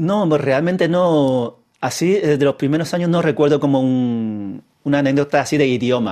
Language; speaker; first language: Spanish; early bilingual, other home language; Chinese